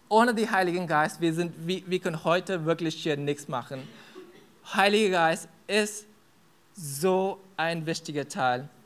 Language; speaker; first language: German; non-native, fluent; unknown